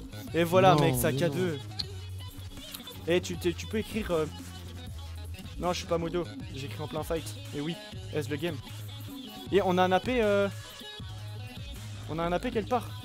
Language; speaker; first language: French; native; French